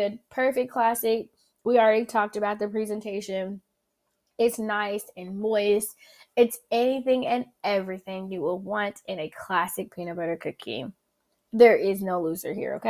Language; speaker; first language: English; native; English